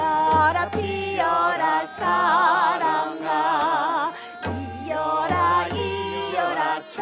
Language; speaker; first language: Korean; native; Korean